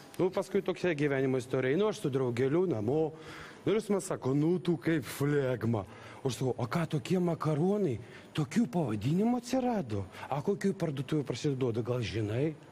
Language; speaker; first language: Lithuanian; non-native, local second language; Polish